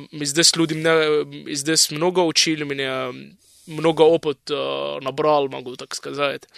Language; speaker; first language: Russian; non-native, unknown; Arabic